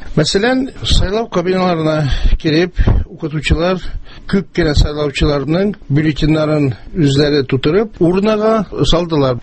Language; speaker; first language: Tatar; native; Tatar